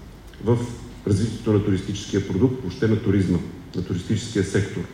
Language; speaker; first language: Bulgarian; native; Bulgarian